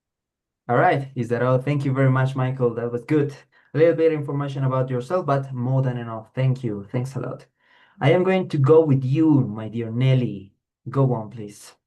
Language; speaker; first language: English; non-native, fluent; Spanish